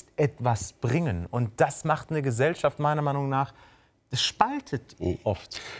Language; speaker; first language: German; native; German